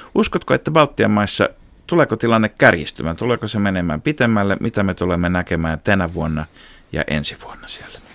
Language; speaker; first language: Finnish; native; Finnish